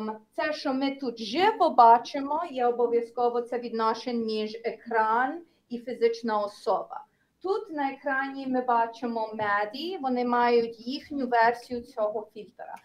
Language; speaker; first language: Ukrainian; early bilingual, heritage; Ukrainian